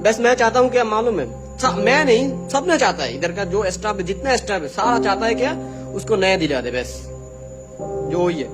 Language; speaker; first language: Hindi; non-native, fluent; Bangla